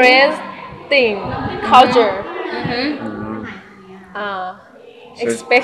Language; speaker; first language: English; non-native, learner; Thai